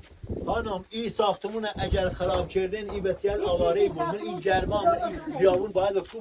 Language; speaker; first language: Persian; non-native, local second language; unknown